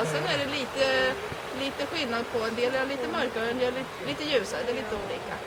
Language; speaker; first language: Swedish; native; Swedish